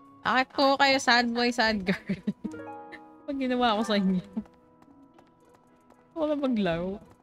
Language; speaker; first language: Filipino; native; Filipino